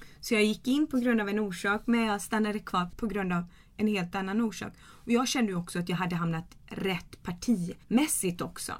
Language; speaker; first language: Swedish; early bilingual, other home language; Kurdish